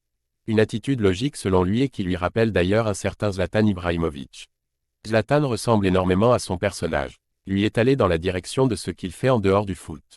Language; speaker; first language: French; native; French